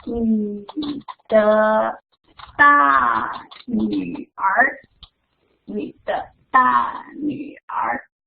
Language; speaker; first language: Chinese; non-native, fluent; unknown